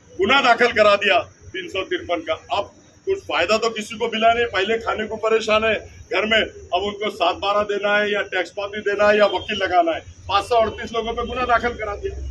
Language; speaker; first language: Hindi; non-native, local second language; Urdu